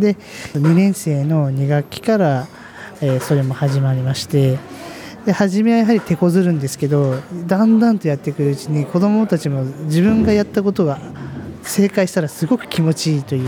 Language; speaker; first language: Japanese; native; Japanese